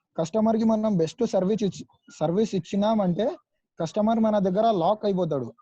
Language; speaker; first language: Telugu; non-native, local second language; Urdu